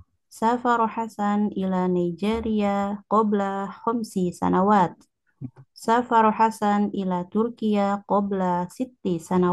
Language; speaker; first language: Arabic; non-native, learner; Indonesian